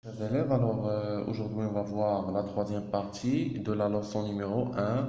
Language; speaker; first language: French; non-native, local second language; Arabic